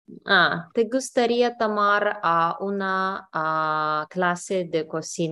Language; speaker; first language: Spanish; non-native, learner; English